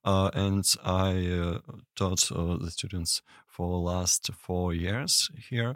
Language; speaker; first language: English; non-native, learner; Russian